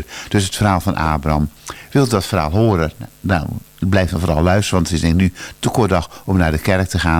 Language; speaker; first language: Dutch; native; Dutch